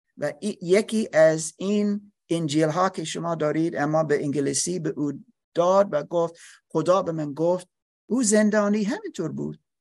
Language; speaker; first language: Persian; non-native, learner; English